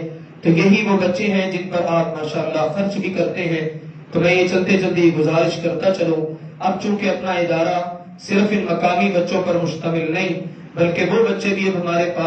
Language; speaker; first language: Urdu; native; Urdu